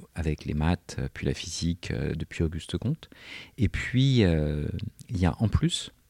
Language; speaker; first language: French; native; French